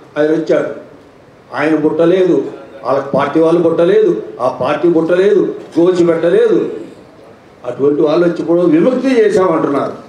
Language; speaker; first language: Telugu; native; Telugu